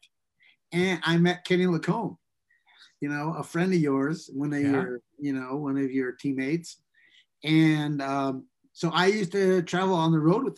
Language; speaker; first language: English; native; English